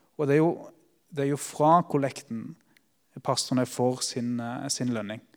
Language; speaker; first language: Norwegian; early bilingual, other home language; Spanish